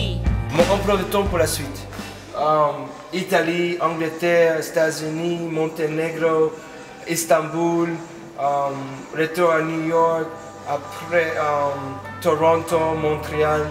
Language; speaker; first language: French; non-native, fluent; English